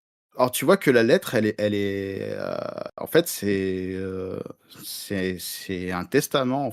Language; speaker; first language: French; native; French